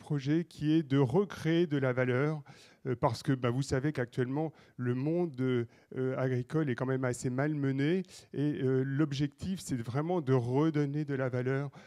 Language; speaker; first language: French; native; French